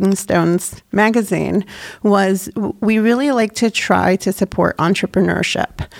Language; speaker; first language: English; native; English